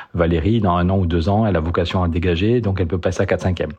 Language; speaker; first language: French; native; French